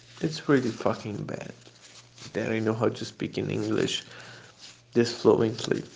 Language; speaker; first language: English; non-native, fluent; Portuguese